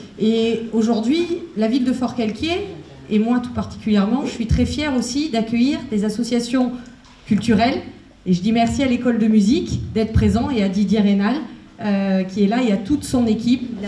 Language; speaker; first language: French; native; French